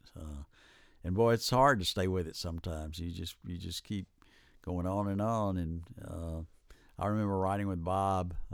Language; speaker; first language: English; native; English